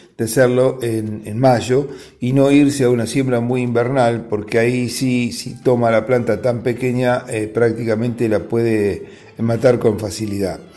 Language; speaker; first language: Spanish; native; Spanish